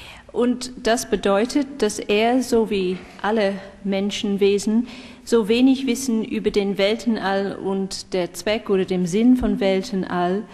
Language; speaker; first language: German; non-native, fluent; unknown